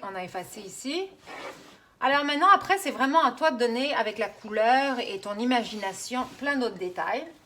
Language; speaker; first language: French; native; French